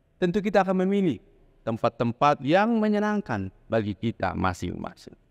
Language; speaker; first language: Indonesian; non-native, local second language; Batak Toba